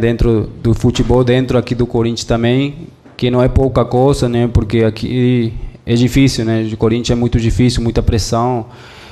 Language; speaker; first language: Portuguese; non-native, fluent; Spanish